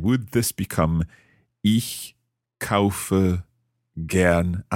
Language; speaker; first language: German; non-native, learner; English